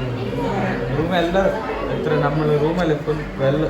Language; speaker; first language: Malayalam; non-native, local second language; Kannada